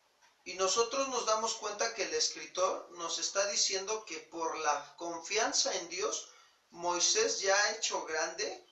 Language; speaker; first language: Spanish; native; Spanish